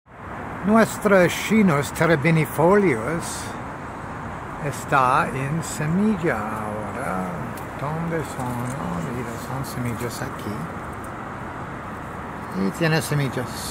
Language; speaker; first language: Spanish; non-native, learner; English